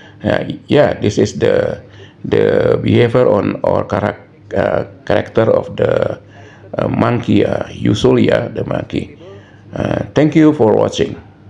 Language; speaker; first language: English; non-native, learner; Indonesian